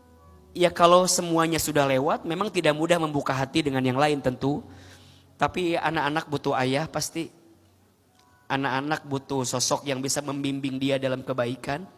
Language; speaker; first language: Indonesian; native; Indonesian